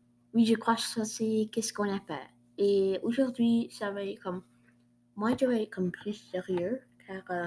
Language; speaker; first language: French; non-native, learner; English